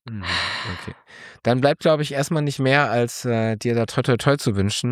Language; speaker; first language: German; native; German